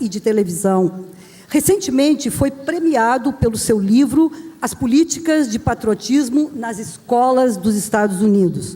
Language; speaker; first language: Portuguese; native; Portuguese